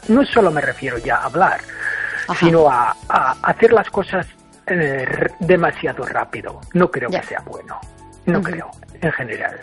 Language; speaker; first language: Spanish; non-native, fluent; English